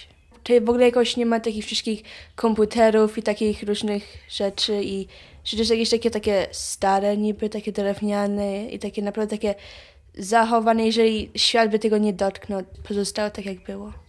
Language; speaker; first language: Polish; early bilingual, heritage; Polish